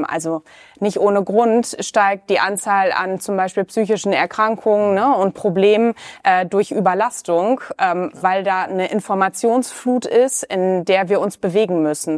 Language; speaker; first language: German; native; German